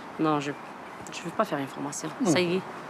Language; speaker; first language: French; non-native, learner; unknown